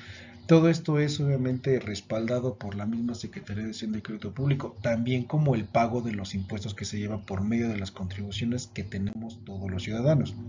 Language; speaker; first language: Spanish; native; Spanish